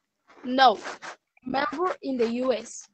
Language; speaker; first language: English; non-native, learner; Spanish